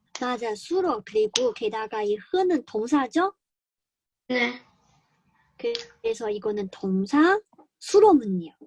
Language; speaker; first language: Korean; non-native, learner; Chinese